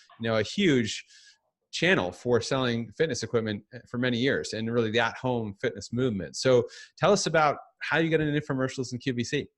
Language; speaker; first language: English; native; English